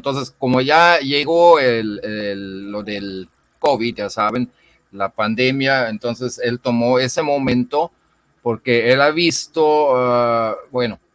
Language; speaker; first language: Spanish; non-native, fluent; German